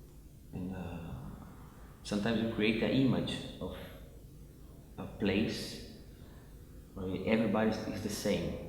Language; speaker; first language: English; non-native, fluent; Portuguese